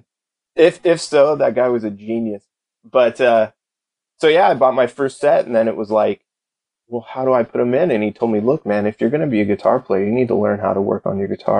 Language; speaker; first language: English; native; English